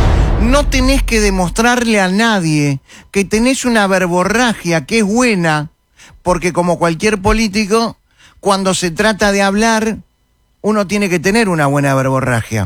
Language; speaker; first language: Spanish; native; Spanish